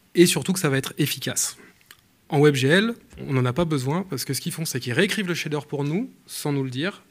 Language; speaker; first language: French; native; French